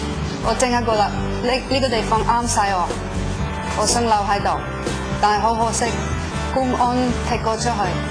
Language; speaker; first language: Cantonese; non-native, fluent; Norwegian